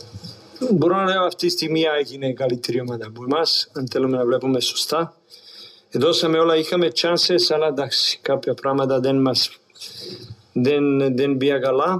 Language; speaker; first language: Greek; non-native, learner; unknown